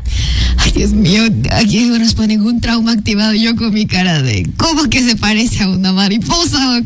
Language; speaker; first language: Spanish; native; Spanish